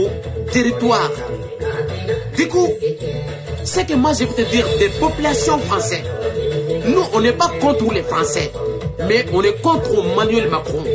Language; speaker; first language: French; non-native, local second language; Bambara